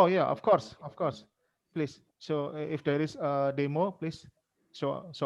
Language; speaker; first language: English; non-native, learner; Indonesian